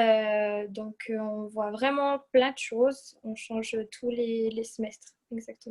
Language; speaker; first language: French; early bilingual, other home language; Portuguese